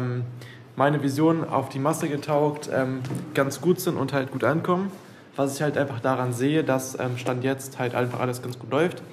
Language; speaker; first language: German; native; German